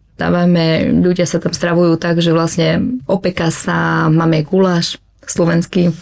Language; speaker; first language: Slovak; early bilingual, other home language; Vietnamese